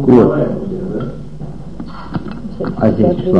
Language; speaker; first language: English; non-native, fluent; Russian